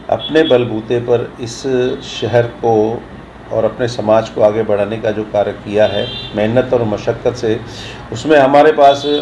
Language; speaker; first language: Hindi; non-native, local second language; Sindhi